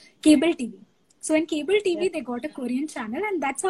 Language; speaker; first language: English; non-native, local second language; Bangla